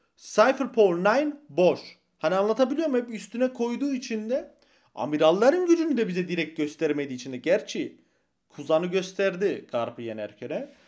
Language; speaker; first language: Turkish; early bilingual, heritage; Turkish